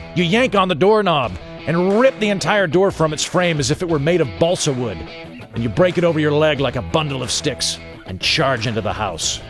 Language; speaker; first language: English; native; English